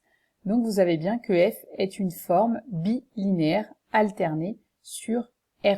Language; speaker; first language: French; native; French